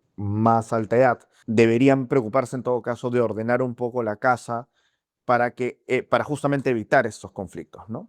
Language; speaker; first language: Spanish; native; Spanish